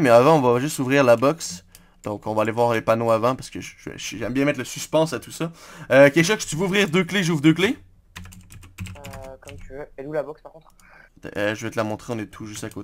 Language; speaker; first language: French; native; French